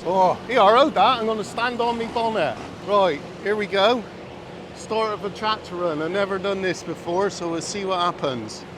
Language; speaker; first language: English; native; English